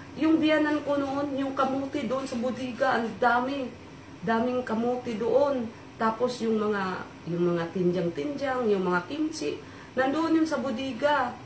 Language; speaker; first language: Filipino; non-native, local second language; Cebuano